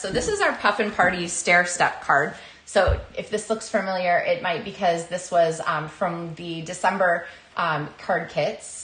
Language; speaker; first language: English; native; English